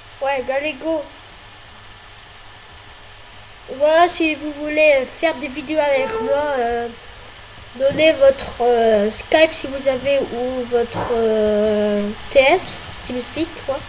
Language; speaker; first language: French; native; French